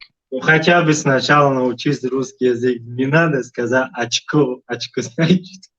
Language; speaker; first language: Russian; non-native, local second language; Tajik